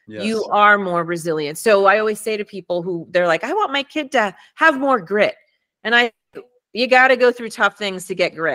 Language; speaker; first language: English; early bilingual, other home language; Spanish